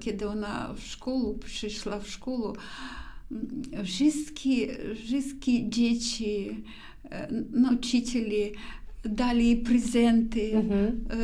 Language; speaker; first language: Polish; non-native, learner; Ukrainian